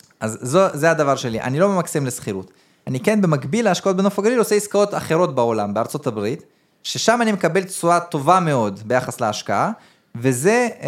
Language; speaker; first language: Hebrew; early bilingual, other home language; Russian